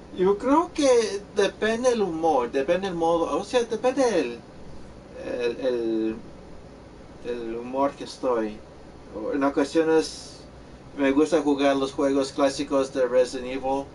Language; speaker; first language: Spanish; early bilingual, heritage; Spanish